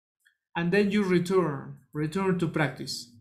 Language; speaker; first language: English; non-native, learner; Spanish